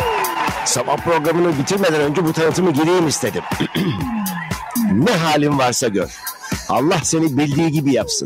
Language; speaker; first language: Turkish; native; Turkish